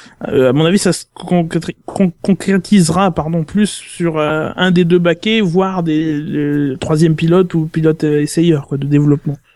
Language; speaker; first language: French; native; French